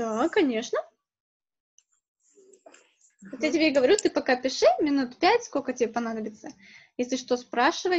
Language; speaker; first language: Russian; native; Russian